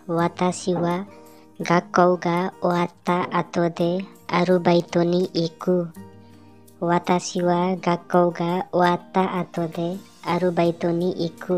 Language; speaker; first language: Japanese; non-native, learner; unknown